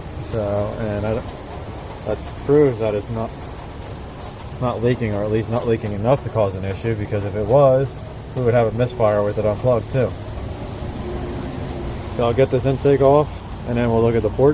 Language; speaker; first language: English; native; English